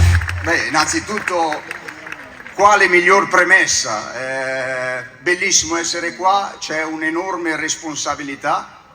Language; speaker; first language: Italian; native; Italian